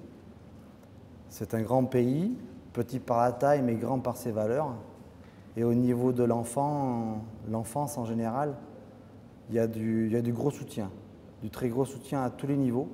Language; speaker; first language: French; native; French